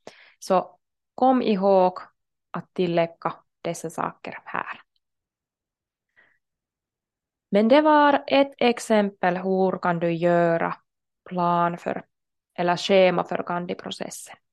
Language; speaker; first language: Swedish; non-native, local second language; Finnish